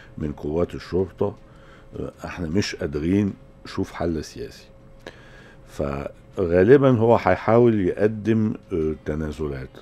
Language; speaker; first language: Arabic; native; Arabic